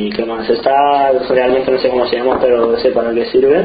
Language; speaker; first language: Spanish; non-native, fluent; Romanian